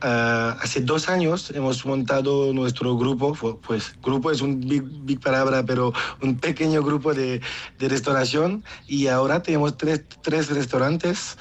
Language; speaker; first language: Spanish; non-native, learner; French